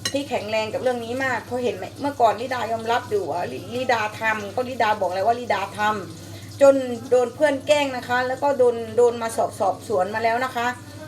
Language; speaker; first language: Thai; native; Thai